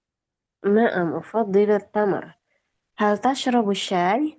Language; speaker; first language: Arabic; non-native, fluent; Indonesian